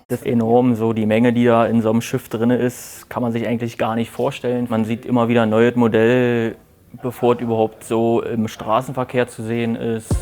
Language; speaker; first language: German; native; German